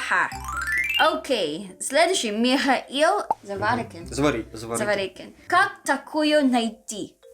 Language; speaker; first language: Russian; non-native, learner; Filipino